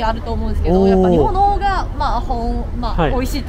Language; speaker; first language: Japanese; non-native, fluent; Chinese